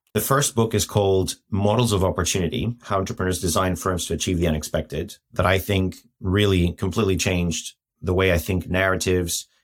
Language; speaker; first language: English; non-native, fluent; Greek